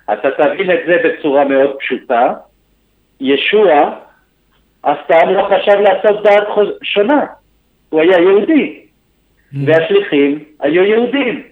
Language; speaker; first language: Hebrew; early bilingual, other home language; Spanish